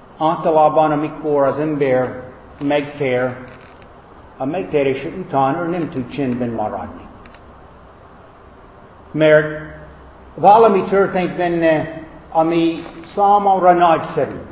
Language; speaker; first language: Hungarian; non-native, fluent; English